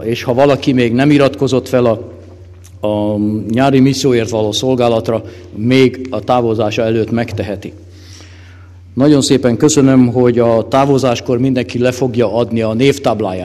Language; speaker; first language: Hungarian; native; Hungarian